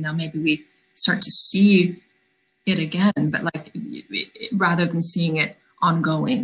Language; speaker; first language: English; native; English